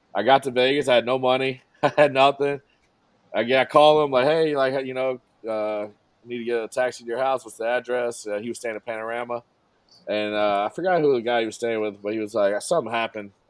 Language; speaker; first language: English; native; English